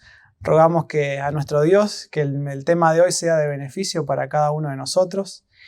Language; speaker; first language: Spanish; native; Spanish